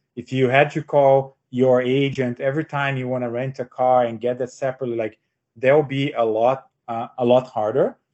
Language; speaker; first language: English; non-native, fluent; Portuguese